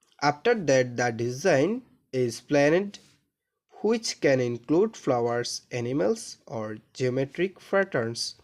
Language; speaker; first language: English; non-native, local second language; Bangla